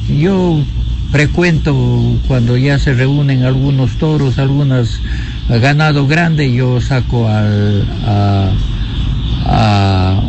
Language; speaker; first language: Spanish; native; Spanish